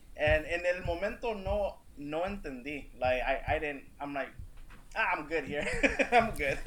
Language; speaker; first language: Spanish; early bilingual, heritage; Spanish